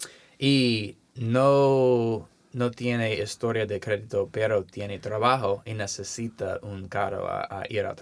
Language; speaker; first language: Spanish; non-native, learner; English